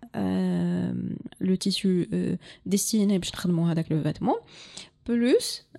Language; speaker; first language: French; non-native, local second language; Arabic